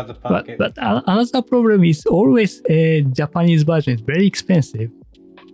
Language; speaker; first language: English; non-native, learner; Japanese